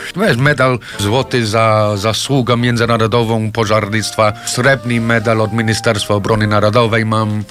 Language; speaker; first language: Polish; non-native, fluent; English